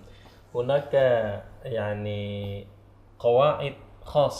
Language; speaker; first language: Arabic; non-native, learner; Indonesian